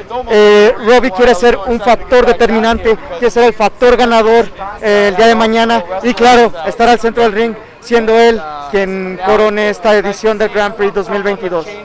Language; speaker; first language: Spanish; native; Spanish